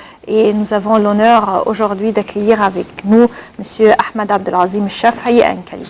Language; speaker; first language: French; non-native, local second language; Arabic